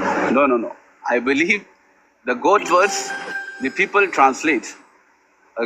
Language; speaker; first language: English; non-native, learner; Amharic